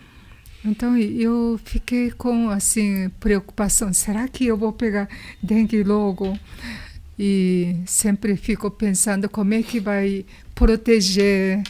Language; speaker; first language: Portuguese; non-native, learner; Japanese